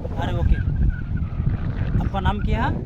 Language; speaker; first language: Hindi; non-native, learner; Bangla